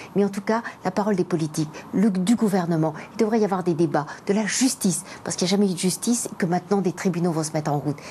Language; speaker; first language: French; native; French